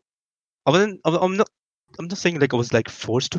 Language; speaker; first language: English; non-native, local second language; Urdu